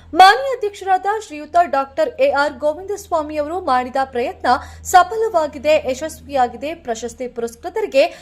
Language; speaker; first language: Kannada; non-native, local second language; Lambadi